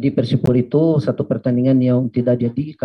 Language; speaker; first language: Indonesian; non-native, fluent; Portuguese